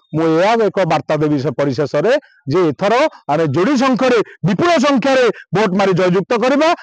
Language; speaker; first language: Odia; native; Odia